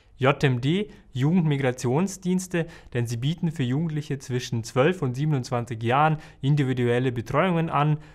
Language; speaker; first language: German; non-native, fluent; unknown